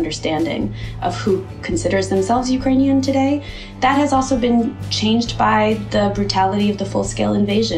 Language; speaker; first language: English; early bilingual, other home language; Ukrainian